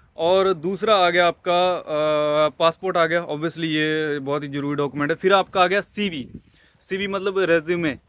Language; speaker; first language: Hindi; non-native, local second language; Punjabi